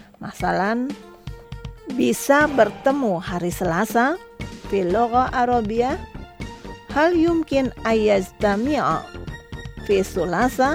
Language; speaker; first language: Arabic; non-native, fluent; Indonesian